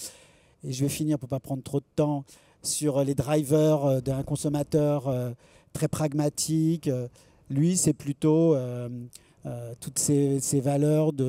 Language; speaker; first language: French; native; French